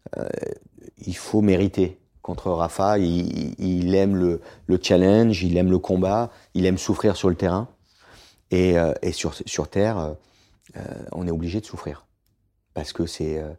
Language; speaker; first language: French; native; French